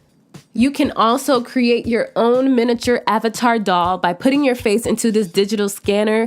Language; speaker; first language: English; native; English